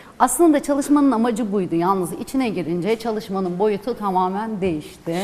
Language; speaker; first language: Turkish; non-native, local second language; Kurdish